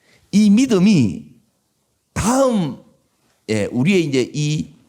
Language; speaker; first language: Korean; native; Korean